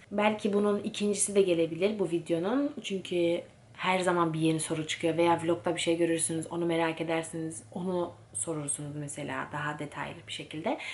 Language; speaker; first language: Turkish; early bilingual, heritage; Turkish